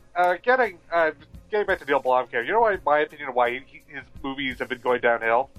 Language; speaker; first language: English; native; English